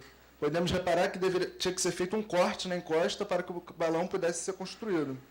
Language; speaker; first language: Portuguese; native; Portuguese